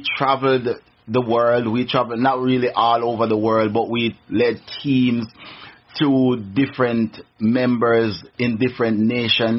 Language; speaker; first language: English; non-native, local second language; Jamaican Creole English